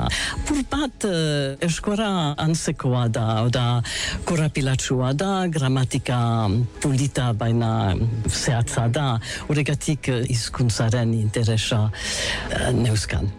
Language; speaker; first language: Basque; non-native, local second language; English